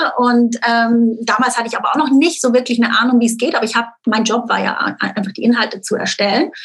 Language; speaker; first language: German; native; German